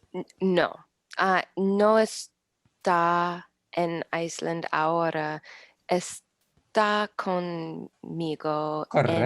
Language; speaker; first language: Spanish; non-native, learner; English